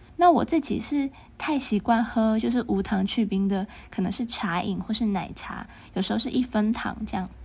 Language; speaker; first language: Chinese; non-native, local second language; Cantonese